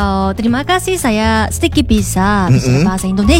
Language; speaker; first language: Indonesian; non-native, learner; Korean